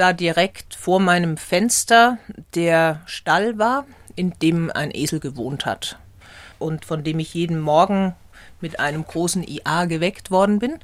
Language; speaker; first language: German; native; German